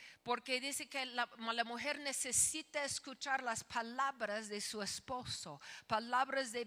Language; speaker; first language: Spanish; non-native, fluent; English